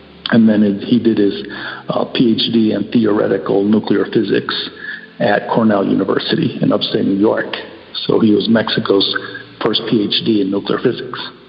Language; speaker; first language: English; early bilingual, other home language; Spanish